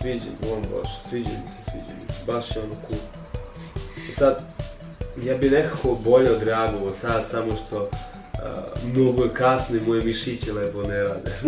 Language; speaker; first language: Bosnian; native; Bosnian